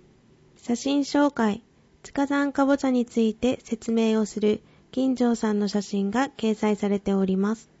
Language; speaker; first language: Japanese; native; Japanese